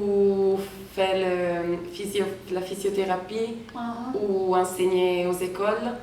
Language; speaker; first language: French; non-native, fluent; Italian